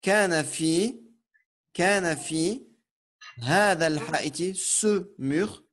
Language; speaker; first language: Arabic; non-native, fluent; French